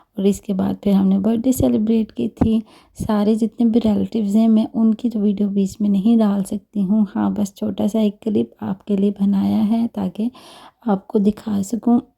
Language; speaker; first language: Urdu; native; Urdu